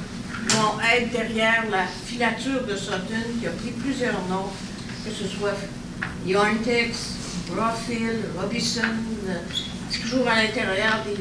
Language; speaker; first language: French; native; French